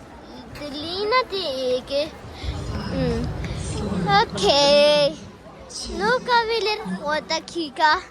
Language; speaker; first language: Danish; early bilingual, heritage; Danish